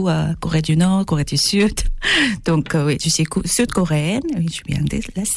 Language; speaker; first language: French; non-native, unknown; Korean